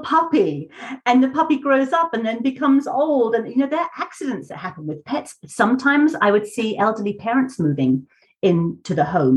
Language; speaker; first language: English; native; English